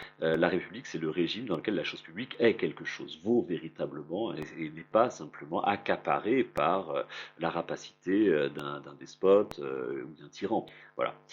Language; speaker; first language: French; native; French